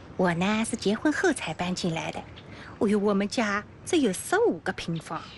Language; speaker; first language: Chinese; native; Chinese